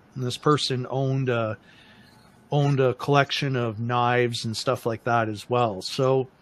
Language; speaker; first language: English; native; English